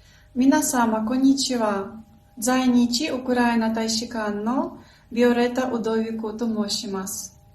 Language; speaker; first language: Japanese; non-native, fluent; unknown